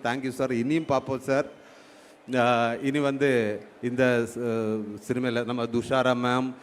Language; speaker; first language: Tamil; non-native, learner; Malayalam